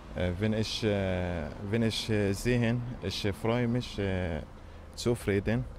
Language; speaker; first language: German; non-native, learner; Arabic